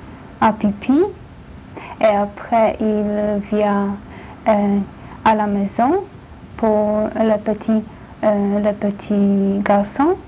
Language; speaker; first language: French; non-native, learner; Polish